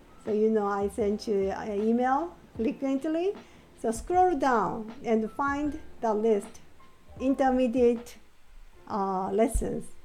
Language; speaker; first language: English; non-native, fluent; Japanese